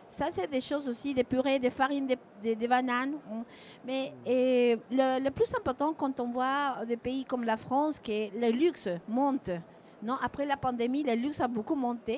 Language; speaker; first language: French; non-native, fluent; Spanish